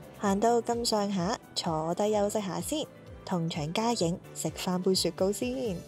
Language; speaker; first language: Cantonese; native; Cantonese